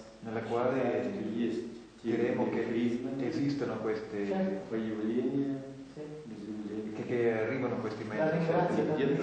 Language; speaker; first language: Italian; non-native, learner; Russian